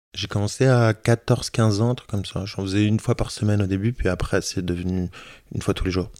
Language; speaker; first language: French; native; French